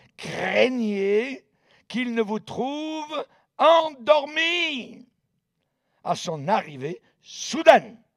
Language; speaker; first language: French; native; French